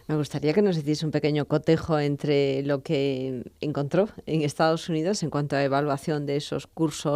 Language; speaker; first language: Spanish; native; Spanish